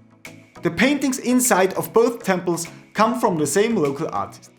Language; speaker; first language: English; non-native, fluent; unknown